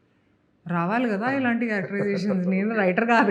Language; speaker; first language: Telugu; non-native, local second language; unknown